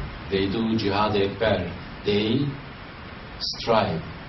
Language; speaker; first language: English; non-native, fluent; Turkish